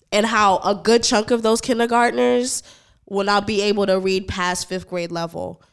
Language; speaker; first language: English; native; English